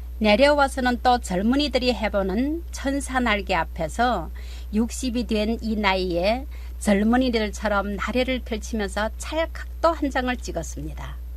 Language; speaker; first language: Korean; native; Korean